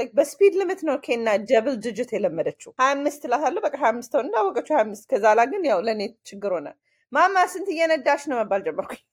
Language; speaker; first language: Amharic; early bilingual, heritage; Amharic